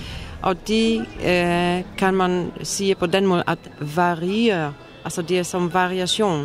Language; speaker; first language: Danish; non-native, fluent; Polish